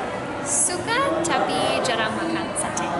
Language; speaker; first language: Indonesian; non-native, learner; English